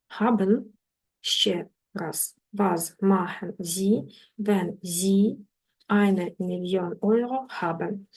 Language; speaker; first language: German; non-native, fluent; Ukrainian